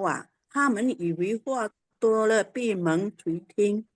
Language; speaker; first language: Chinese; non-native, learner; Indonesian